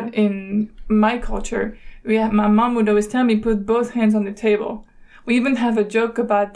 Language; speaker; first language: English; non-native, fluent; French